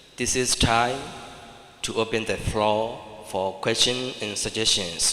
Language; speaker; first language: English; non-native, fluent; Burmese